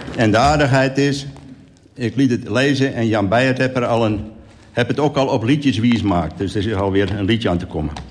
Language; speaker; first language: Dutch; native; Dutch